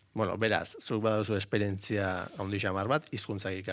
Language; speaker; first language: Basque; native; Basque